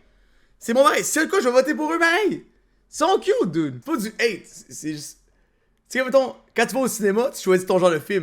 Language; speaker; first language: French; native; French